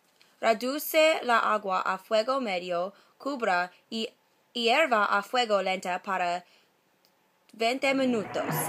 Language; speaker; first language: Spanish; non-native, learner; English